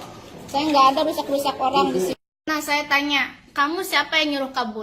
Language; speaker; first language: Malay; non-native, local second language; Sundanese